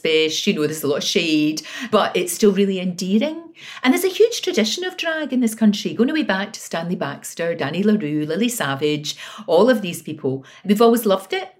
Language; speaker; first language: English; native; English